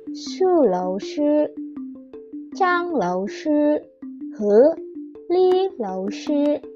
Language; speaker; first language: Chinese; non-native, learner; Indonesian